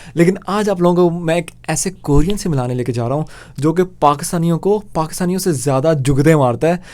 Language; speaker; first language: Urdu; native; Urdu